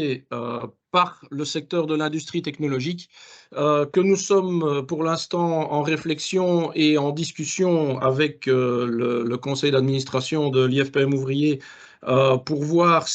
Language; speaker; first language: French; native; French